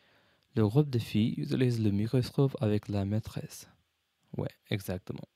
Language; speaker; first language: French; non-native, learner; English